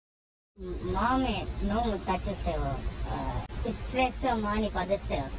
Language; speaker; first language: Korean; non-native, learner; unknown